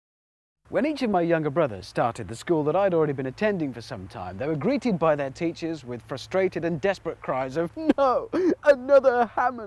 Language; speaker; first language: English; native; English